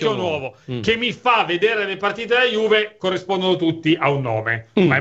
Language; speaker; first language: Italian; native; Italian